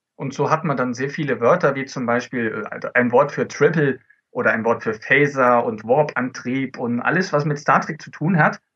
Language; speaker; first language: German; early bilingual, other home language; Dutch